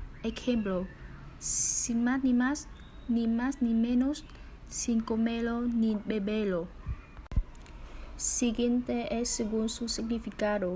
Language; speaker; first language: Spanish; non-native, learner; Vietnamese